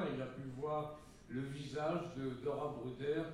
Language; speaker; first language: French; native; French